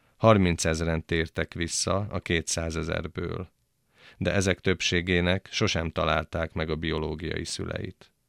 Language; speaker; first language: Hungarian; native; Hungarian